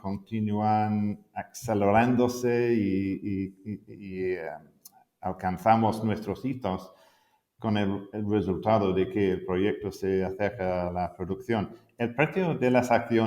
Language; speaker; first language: Spanish; non-native, fluent; English